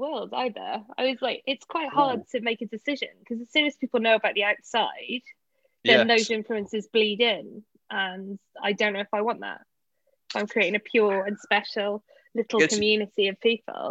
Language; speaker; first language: English; native; English